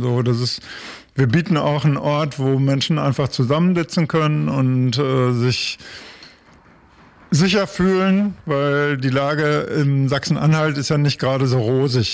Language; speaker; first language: German; native; German